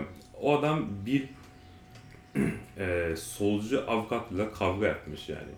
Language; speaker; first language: Turkish; non-native, learner; Japanese